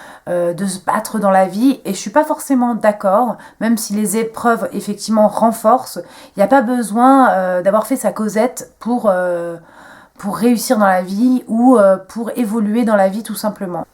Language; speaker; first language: French; native; French